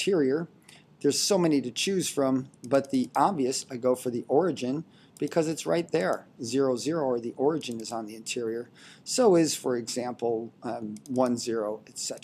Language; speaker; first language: English; native; English